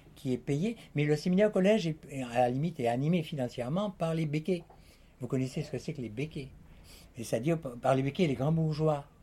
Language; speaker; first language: French; native; French